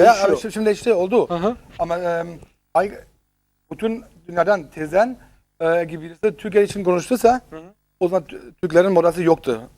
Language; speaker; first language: Turkish; early bilingual, heritage; Turkish